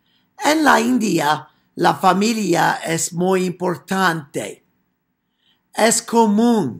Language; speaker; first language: Spanish; non-native, fluent; English